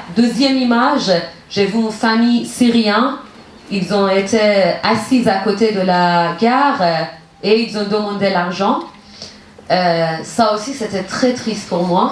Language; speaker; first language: French; non-native, learner; Persian